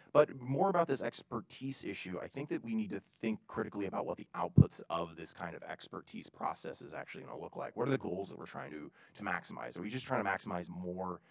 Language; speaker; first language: English; native; English